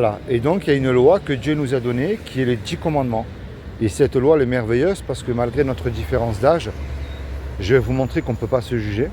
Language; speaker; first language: French; native; French